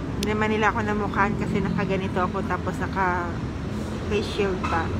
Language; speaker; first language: Filipino; native; Filipino